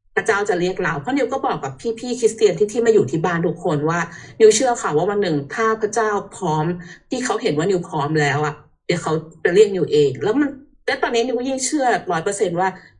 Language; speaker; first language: Thai; early bilingual, heritage; Thai